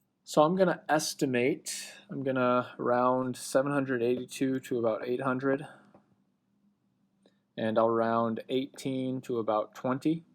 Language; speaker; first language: English; native; English